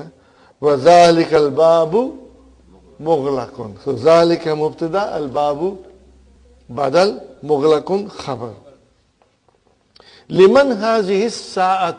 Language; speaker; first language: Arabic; non-native, fluent; Urdu